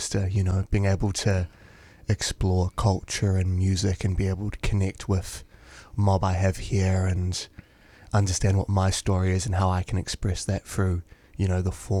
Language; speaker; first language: English; native; English